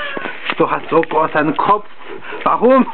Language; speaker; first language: German; non-native, learner; Chinese